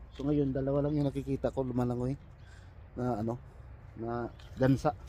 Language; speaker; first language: Filipino; non-native, local second language; Cebuano